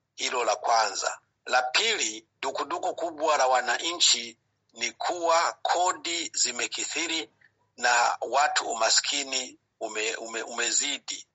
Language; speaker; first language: Swahili; non-native, local second language; Rundi